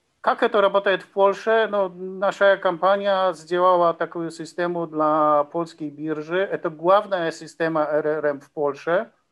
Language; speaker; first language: Russian; non-native, learner; Polish